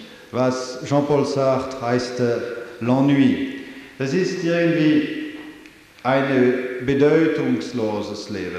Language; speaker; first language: German; non-native, fluent; French